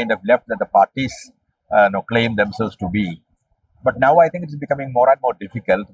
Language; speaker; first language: English; non-native, local second language; Malayalam